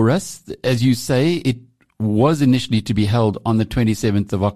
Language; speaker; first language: English; native; English